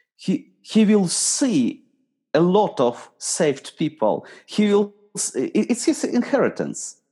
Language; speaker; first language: English; non-native, fluent; Ukrainian